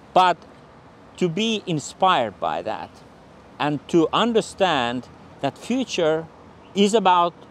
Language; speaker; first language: English; non-native, fluent; Finnish